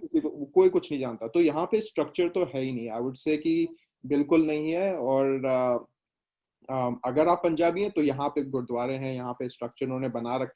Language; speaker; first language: Hindi; native; Hindi